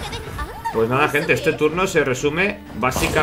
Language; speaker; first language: Spanish; native; Spanish